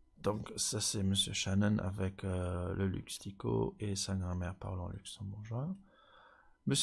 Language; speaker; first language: French; non-native, local second language; Luxembourgish